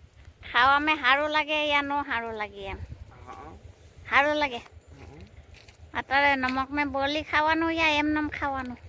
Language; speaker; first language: Gujarati; non-native, learner; Assamese